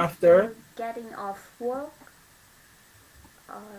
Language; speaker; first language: English; non-native, learner; Vietnamese